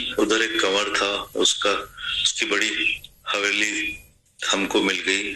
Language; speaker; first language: Hindi; non-native, local second language; Sindhi